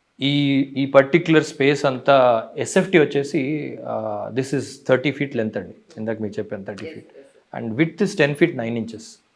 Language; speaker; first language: Telugu; native; Telugu